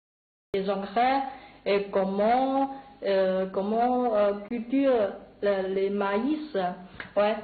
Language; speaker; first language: French; non-native, learner; Chinese